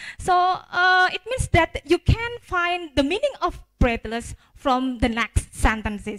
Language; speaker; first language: English; non-native, fluent; Indonesian